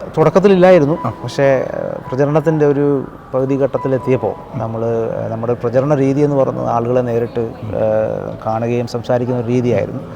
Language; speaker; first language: Malayalam; native; Malayalam